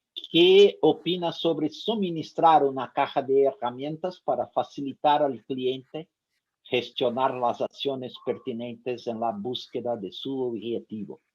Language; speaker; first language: Spanish; non-native, fluent; Portuguese